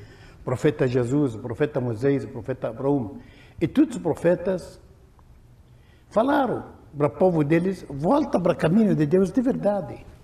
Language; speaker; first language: Portuguese; non-native, fluent; Arabic